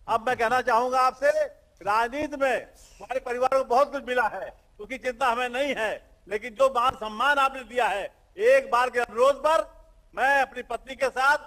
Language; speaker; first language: Hindi; native; Hindi